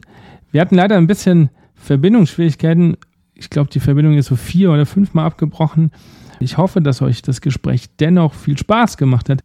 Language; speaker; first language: German; native; German